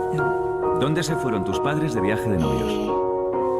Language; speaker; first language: Spanish; native; Spanish